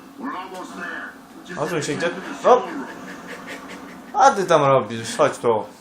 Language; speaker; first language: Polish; native; Polish